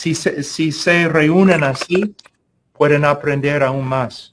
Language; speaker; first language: Spanish; non-native, fluent; English